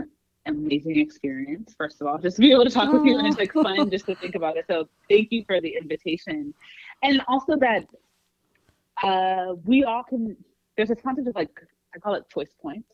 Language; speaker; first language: English; native; English